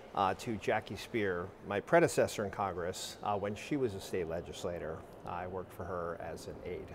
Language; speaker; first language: English; native; English